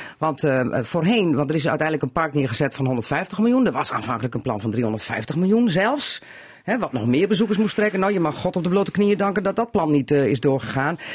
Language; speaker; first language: Dutch; native; Dutch